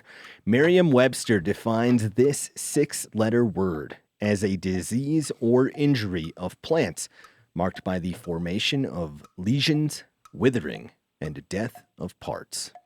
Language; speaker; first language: English; native; English